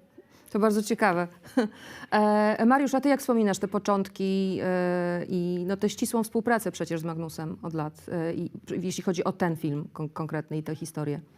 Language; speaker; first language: Polish; native; Polish